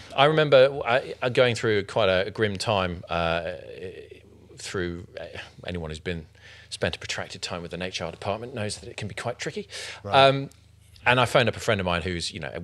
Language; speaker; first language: English; native; English